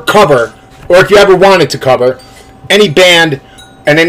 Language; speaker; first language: English; native; English